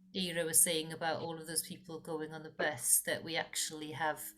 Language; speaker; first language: English; non-native, local second language; Welsh